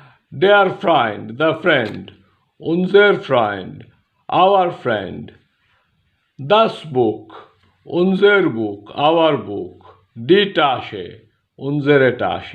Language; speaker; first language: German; non-native, fluent; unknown